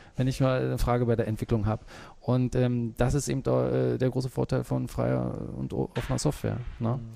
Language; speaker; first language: German; native; German